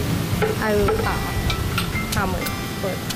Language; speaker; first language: Chinese; non-native, learner; Thai